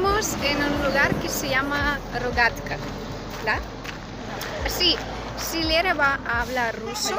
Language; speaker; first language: Spanish; non-native, learner; Russian